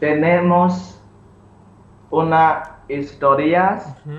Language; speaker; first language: Spanish; non-native, learner; English